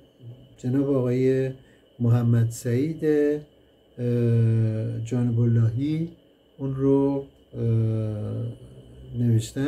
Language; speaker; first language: Persian; native; Persian